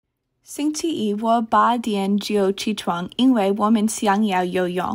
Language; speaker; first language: Chinese; non-native, learner; English